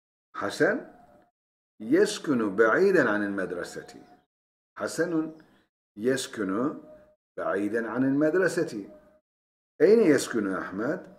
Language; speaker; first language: Arabic; non-native, fluent; Turkish